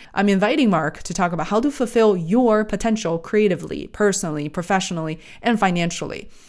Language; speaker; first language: English; non-native, fluent; Chinese